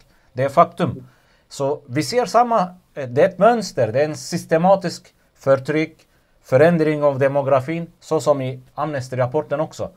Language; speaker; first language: Swedish; non-native, fluent; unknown